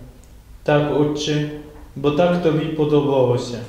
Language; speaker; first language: Ukrainian; non-native, fluent; Polish